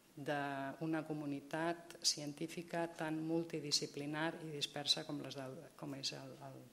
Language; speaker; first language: Catalan; native; Catalan